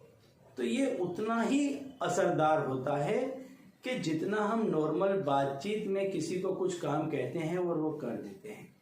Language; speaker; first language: Hindi; native; Hindi